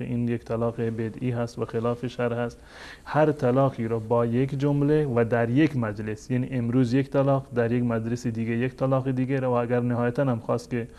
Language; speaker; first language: Persian; native; Persian